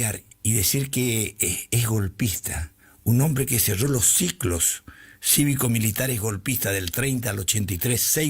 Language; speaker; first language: Spanish; native; Spanish